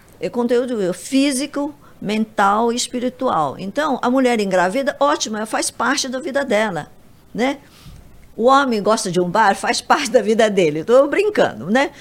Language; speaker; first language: Portuguese; early bilingual, other home language; Japanese